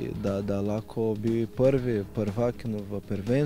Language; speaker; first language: Slovenian; non-native, learner; Portuguese